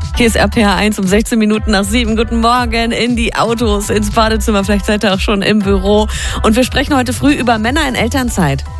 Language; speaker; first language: German; native; German